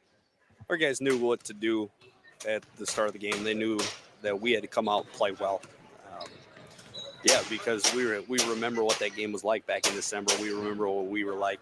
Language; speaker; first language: English; native; English